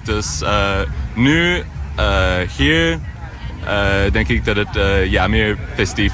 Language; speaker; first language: Dutch; non-native, fluent; English